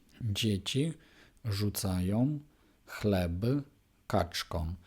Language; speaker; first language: Polish; non-native, fluent; Ukrainian